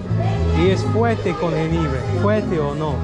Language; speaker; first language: Spanish; non-native, learner; English